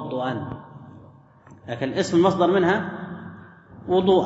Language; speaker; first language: Arabic; native; Arabic